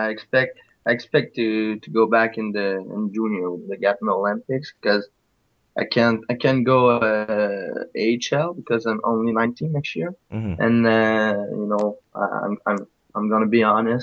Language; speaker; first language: English; non-native, fluent; French